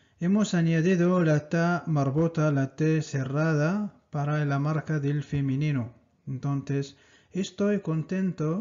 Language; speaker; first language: Spanish; non-native, fluent; Arabic